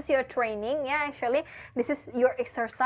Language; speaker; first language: English; non-native, fluent; Indonesian